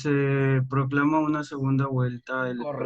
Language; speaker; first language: Spanish; native; Spanish